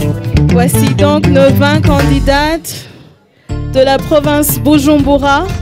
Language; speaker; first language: French; non-native, local second language; Rundi